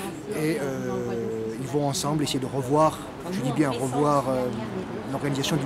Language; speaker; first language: French; native; French